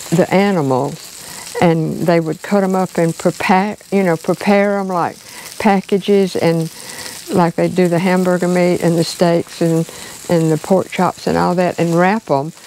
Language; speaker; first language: English; native; English